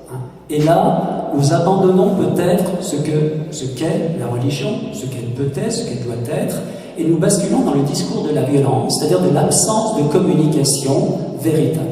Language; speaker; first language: French; native; French